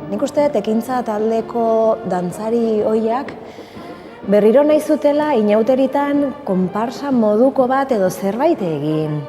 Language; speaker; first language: Basque; native; Basque